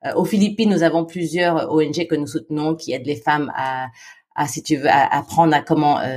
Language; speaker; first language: French; non-native, fluent; Filipino